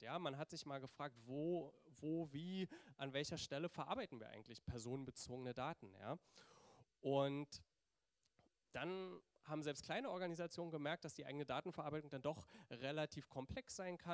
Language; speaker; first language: German; native; German